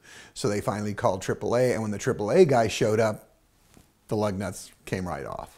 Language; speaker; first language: English; native; English